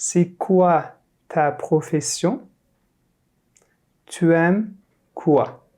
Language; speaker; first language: French; non-native, fluent; Turkish